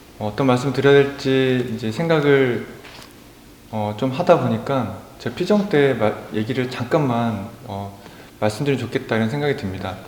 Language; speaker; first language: Korean; native; Korean